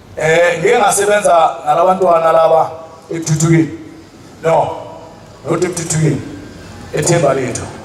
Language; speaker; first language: Zulu; native; Zulu